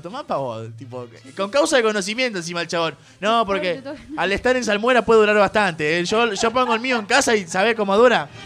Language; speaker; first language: Spanish; native; Spanish